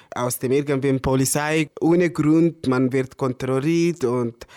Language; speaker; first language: German; early bilingual, other home language; Arabic